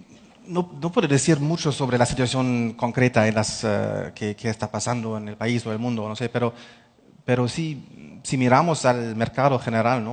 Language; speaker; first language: Spanish; non-native, fluent; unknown